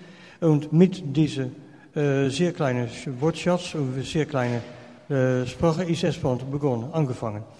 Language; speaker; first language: German; non-native, fluent; Dutch